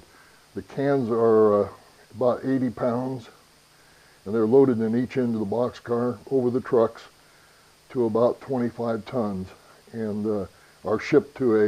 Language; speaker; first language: English; native; English